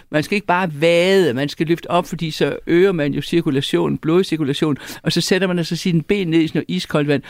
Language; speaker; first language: Danish; native; Danish